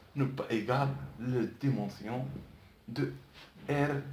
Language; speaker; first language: French; non-native, local second language; Arabic